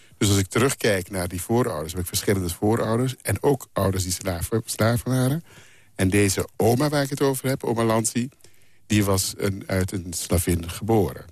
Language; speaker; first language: Dutch; non-native, local second language; Papiamento